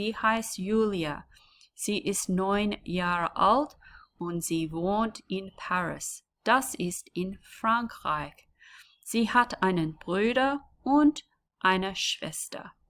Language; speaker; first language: German; non-native, learner; English